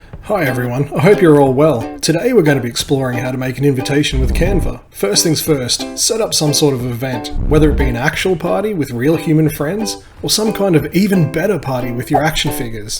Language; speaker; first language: English; native; English